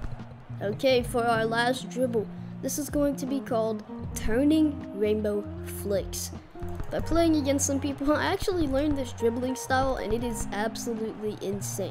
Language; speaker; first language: English; native; English